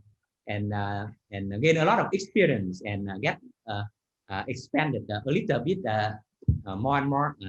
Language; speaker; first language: English; non-native, learner; Vietnamese